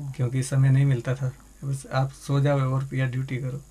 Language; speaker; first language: Hindi; native; Hindi